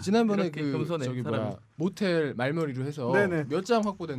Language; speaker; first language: Korean; native; Korean